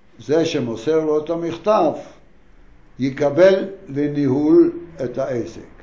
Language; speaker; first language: Hebrew; non-native, fluent; Yiddish